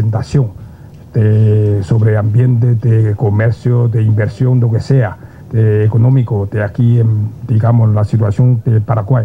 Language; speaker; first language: Spanish; non-native, learner; Chinese